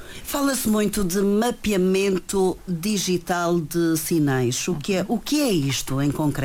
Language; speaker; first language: Portuguese; native; Portuguese